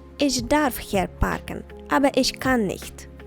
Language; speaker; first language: German; non-native, fluent; Ukrainian